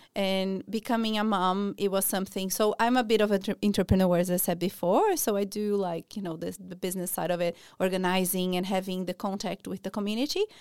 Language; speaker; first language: English; non-native, fluent; Portuguese